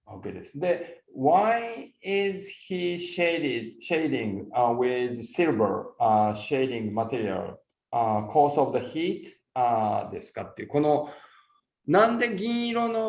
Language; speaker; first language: Japanese; native; Japanese